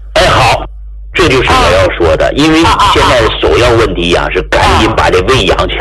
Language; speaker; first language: Chinese; native; Chinese